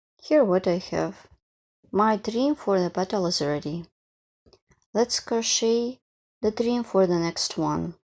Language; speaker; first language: English; non-native, fluent; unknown